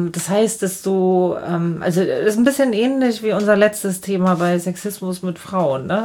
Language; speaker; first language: German; native; German